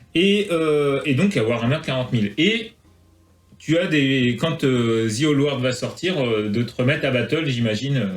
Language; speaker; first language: French; native; French